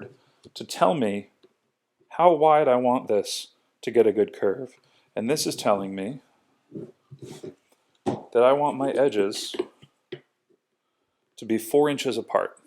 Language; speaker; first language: English; native; English